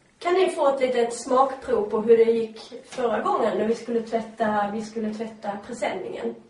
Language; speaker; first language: Swedish; native; Swedish